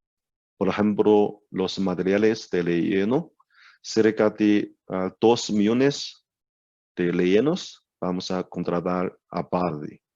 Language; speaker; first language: Spanish; non-native, learner; Chinese